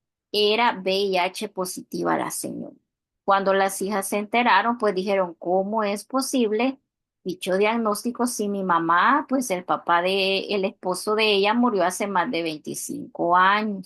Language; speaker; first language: Spanish; native; Spanish